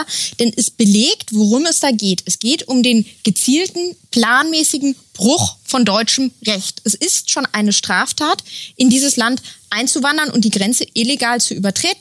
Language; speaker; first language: German; native; German